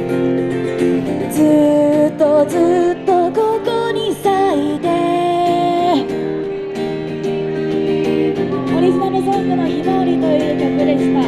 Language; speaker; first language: Japanese; native; Japanese